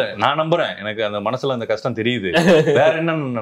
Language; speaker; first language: Tamil; native; Tamil